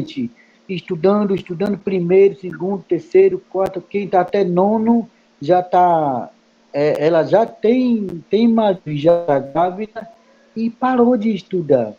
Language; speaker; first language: Portuguese; non-native, local second language; Kayapó